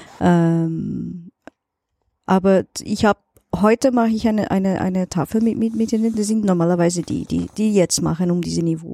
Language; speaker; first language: German; non-native, learner; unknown